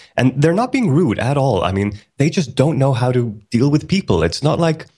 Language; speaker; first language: English; early bilingual, other home language; Swedish